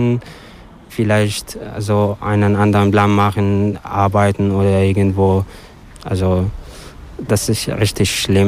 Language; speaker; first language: German; non-native, learner; Arabic